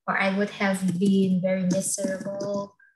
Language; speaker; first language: English; non-native, fluent; Vietnamese